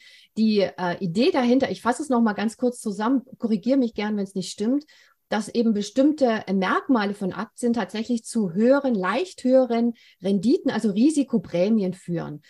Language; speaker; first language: German; native; German